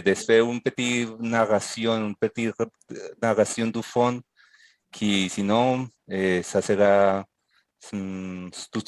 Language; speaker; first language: French; non-native, fluent; Spanish